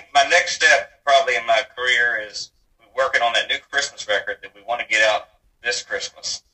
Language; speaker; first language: English; native; English